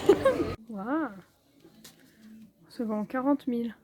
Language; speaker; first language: French; native; French